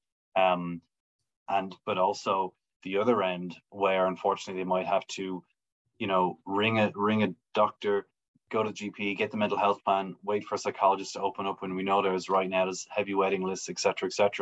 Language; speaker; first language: English; native; English